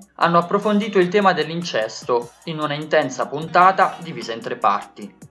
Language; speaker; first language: Italian; non-native, fluent; Portuguese